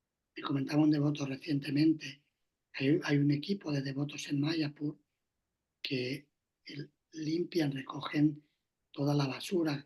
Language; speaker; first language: Spanish; native; Spanish